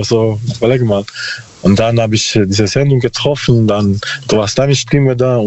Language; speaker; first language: German; non-native, learner; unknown